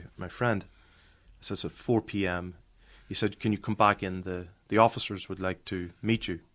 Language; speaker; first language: English; native; English